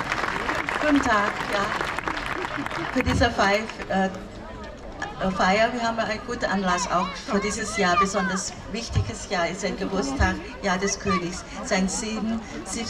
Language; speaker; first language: German; non-native, fluent; Thai